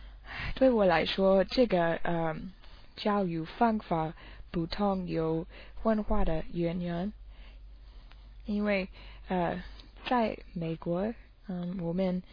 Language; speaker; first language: Chinese; non-native, learner; English